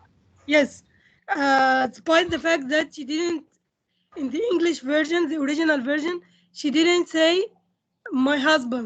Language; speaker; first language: English; non-native, fluent; Indonesian